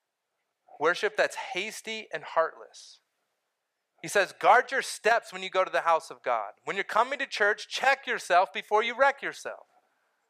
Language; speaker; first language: English; native; English